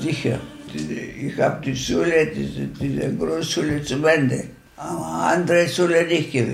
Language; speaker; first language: German; non-native, learner; Greek